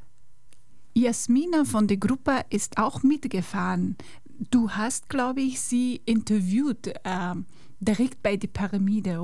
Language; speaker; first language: German; non-native, fluent; Persian